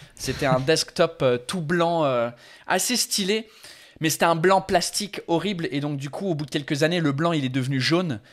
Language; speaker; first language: French; non-native, fluent; English